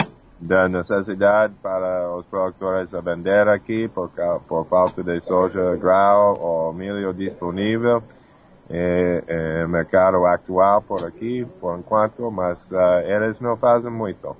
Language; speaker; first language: Portuguese; non-native, fluent; English